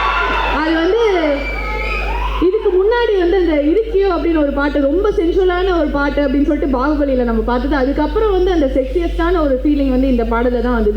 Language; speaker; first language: Tamil; native; Tamil